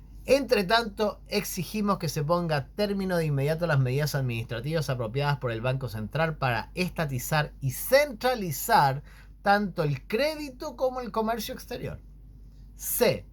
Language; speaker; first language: Spanish; native; Spanish